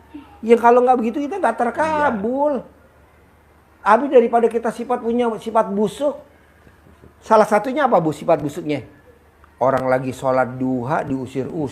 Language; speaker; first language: Indonesian; native; Indonesian